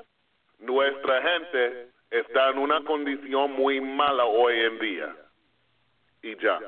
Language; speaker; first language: Spanish; non-native, fluent; English